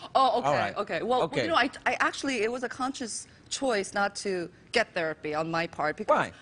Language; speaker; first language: English; early bilingual, other home language; Korean